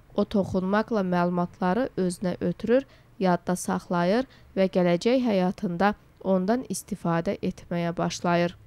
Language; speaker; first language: Azerbaijani; non-native, local second language; Georgian